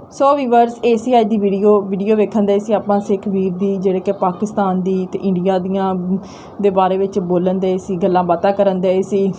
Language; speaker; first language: Punjabi; native; Punjabi